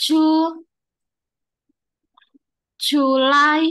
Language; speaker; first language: Chinese; non-native, learner; Indonesian